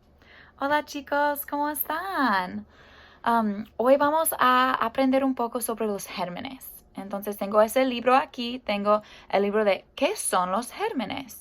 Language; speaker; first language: Spanish; non-native, fluent; English